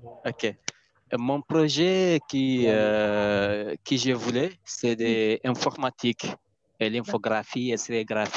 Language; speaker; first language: French; non-native, learner; Arabic